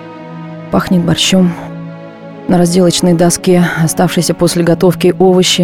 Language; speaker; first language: Russian; native; Russian